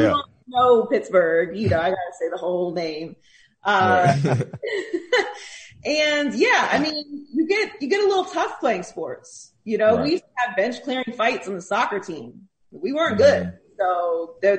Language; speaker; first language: English; native; English